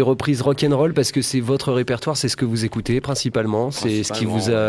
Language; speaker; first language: French; native; French